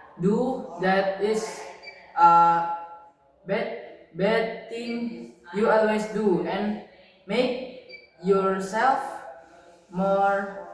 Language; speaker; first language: English; non-native, learner; Indonesian